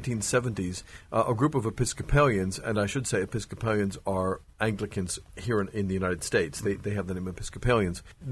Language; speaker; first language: English; native; English